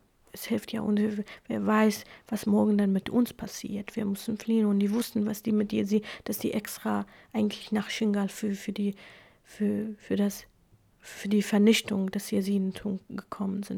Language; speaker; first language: German; non-native, fluent; Kurdish